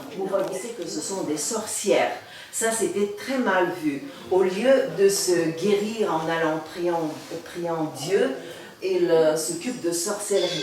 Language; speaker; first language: French; non-native, fluent; Bulgarian